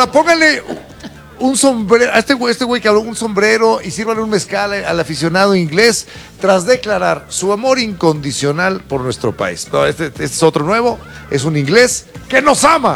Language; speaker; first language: Spanish; native; Spanish